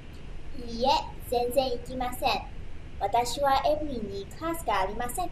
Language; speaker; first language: Japanese; non-native, learner; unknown